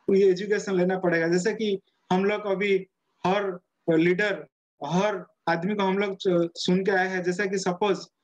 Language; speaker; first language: Hindi; non-native, local second language; Odia